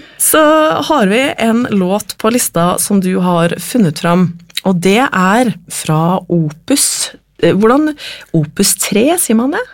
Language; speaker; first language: Norwegian; native; Norwegian